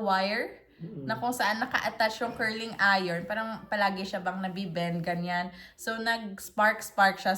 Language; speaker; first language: Filipino; non-native, local second language; Hiligaynon